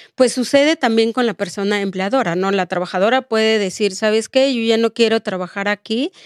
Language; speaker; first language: Spanish; non-native, local second language; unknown